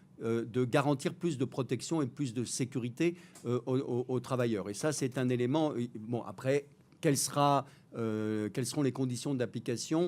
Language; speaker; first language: French; native; French